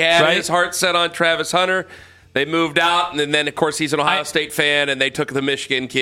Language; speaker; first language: English; native; English